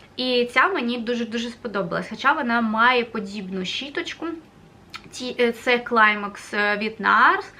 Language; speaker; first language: Ukrainian; native; Ukrainian